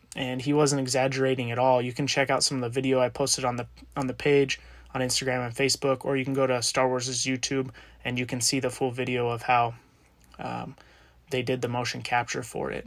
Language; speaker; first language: English; native; English